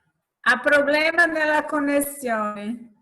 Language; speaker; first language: Italian; non-native, learner; Portuguese